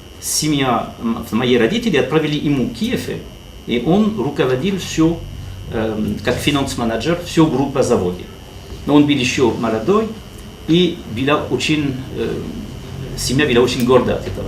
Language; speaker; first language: Russian; non-native, learner; French